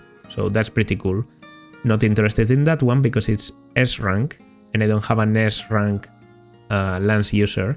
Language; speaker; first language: English; non-native, fluent; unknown